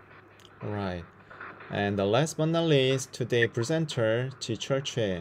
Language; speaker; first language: English; non-native, fluent; Korean